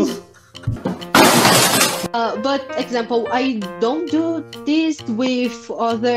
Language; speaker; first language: English; non-native, learner; Portuguese